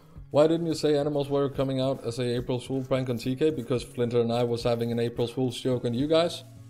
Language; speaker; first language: English; non-native, fluent; Danish